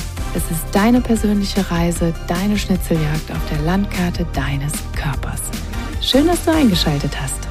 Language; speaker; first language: German; native; German